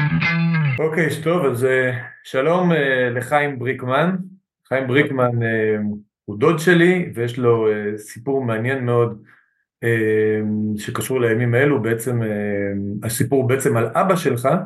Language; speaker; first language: Hebrew; native; Hebrew